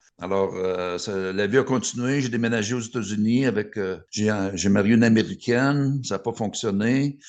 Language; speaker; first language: French; native; French